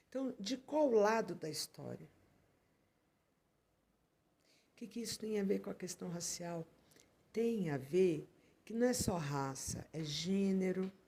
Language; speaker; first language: Portuguese; native; Portuguese